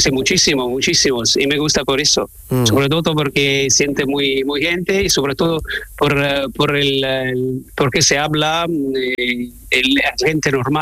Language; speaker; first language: Spanish; non-native, learner; Italian